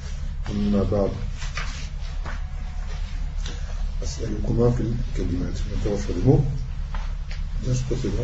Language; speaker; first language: Arabic; non-native, fluent; French